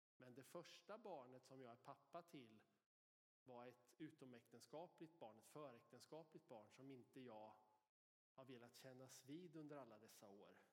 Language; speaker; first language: Swedish; native; Swedish